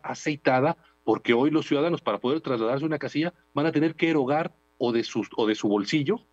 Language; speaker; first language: Spanish; native; Spanish